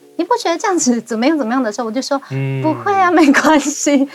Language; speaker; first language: Chinese; non-native, local second language; Amis